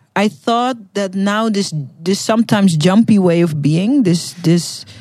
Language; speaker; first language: English; non-native, fluent; Dutch